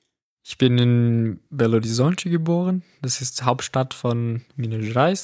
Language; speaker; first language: German; non-native, fluent; Portuguese